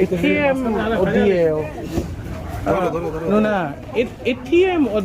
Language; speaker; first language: Korean; non-native, learner; Bangla